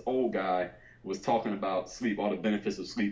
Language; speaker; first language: English; native; English